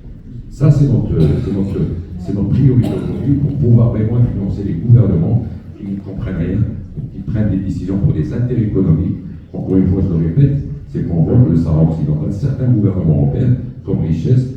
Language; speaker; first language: French; non-native, local second language; Arabic